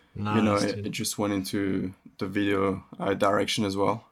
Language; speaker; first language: English; early bilingual, other home language; French